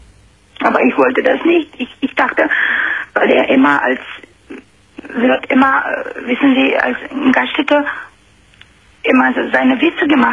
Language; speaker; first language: German; non-native, fluent; Romanian